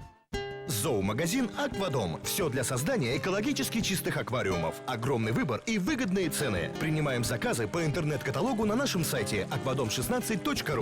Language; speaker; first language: Russian; native; Russian